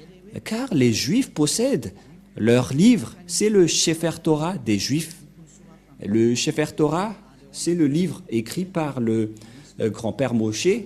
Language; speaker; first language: French; non-native, local second language; Malagasy